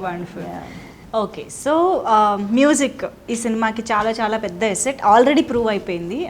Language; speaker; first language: Telugu; native; Telugu